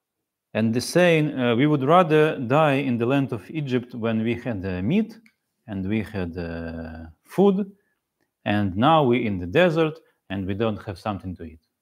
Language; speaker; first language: English; non-native, fluent; Russian